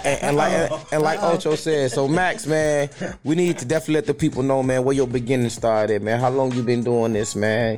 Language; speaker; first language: English; native; English